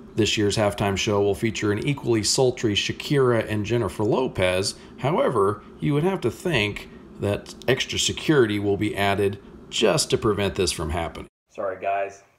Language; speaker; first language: English; native; English